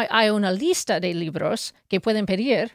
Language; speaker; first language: Spanish; non-native, fluent; English